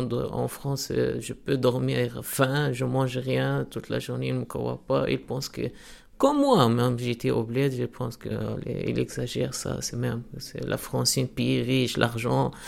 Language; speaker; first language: French; non-native, local second language; Arabic